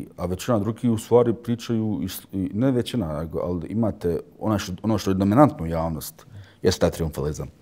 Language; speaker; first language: Bosnian; early bilingual, heritage; Bosnian